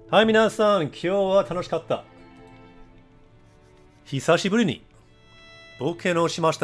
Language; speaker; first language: Japanese; non-native, fluent; English